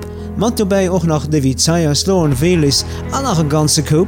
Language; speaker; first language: German; non-native, learner; Luxembourgish